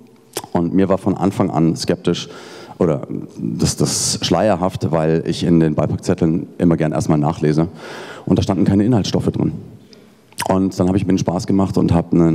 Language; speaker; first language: German; native; German